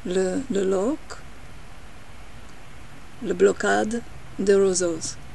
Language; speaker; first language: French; non-native, learner; English